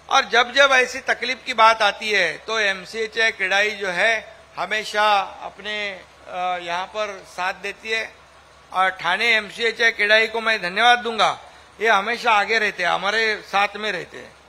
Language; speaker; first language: Hindi; non-native, local second language; Marathi